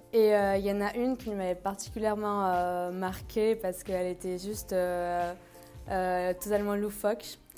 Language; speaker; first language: French; non-native, fluent; Spanish